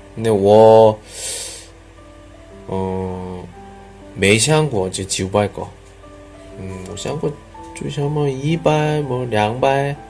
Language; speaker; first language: Chinese; non-native, learner; Korean